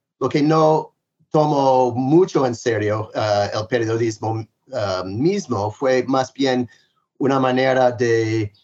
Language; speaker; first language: Spanish; non-native, fluent; English